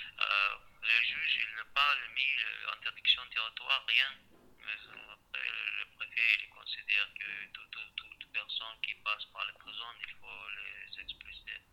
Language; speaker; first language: French; non-native, learner; Chechen